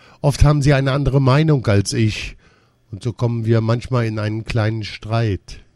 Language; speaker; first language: German; non-native, fluent; Persian